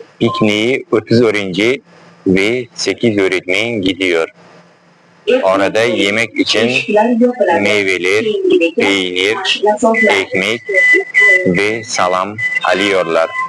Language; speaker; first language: Turkish; non-native, fluent; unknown